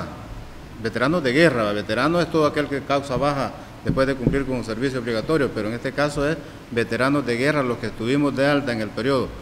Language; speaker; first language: Spanish; native; Spanish